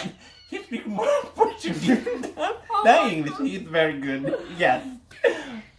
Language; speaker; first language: English; non-native, learner; Portuguese